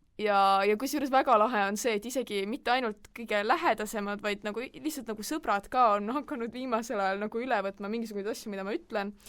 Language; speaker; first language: Estonian; native; Estonian